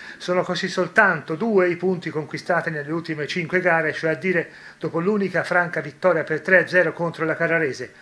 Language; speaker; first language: Italian; native; Italian